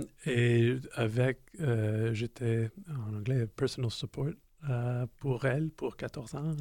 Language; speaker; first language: French; non-native, learner; English